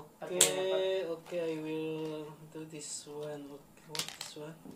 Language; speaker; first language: English; non-native, learner; Indonesian